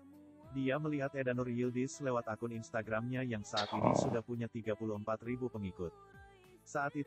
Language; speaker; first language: Indonesian; native; Indonesian